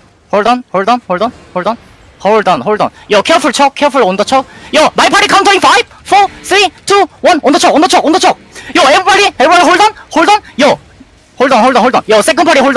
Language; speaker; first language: English; non-native, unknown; Korean